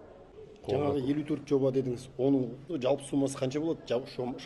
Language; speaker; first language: Kazakh; native; Kazakh